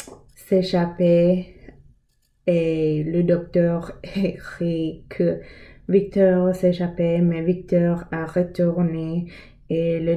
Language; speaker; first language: French; non-native, learner; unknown